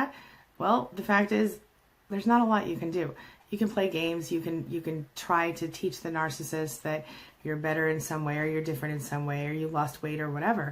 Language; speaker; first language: English; native; English